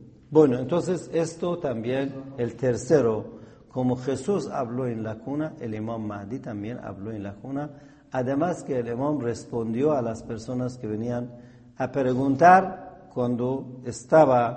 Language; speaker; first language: Spanish; non-native, fluent; Persian